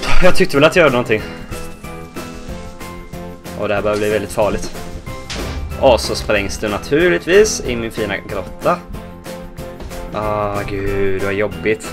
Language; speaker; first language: Swedish; native; Swedish